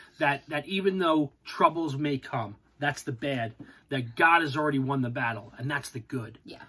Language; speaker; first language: English; native; English